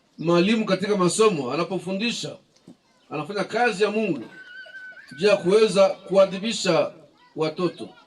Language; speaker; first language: Swahili; native; Swahili